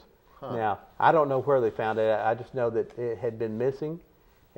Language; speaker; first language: English; native; English